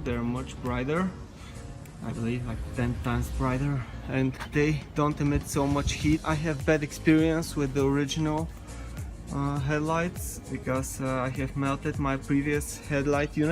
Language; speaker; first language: English; non-native, fluent; Bulgarian